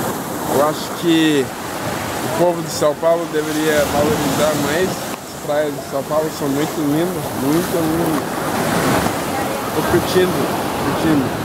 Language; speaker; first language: Portuguese; non-native, fluent; English